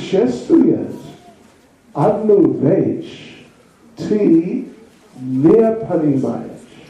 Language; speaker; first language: Russian; non-native, learner; English